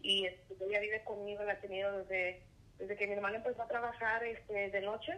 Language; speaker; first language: Spanish; early bilingual, heritage; Spanish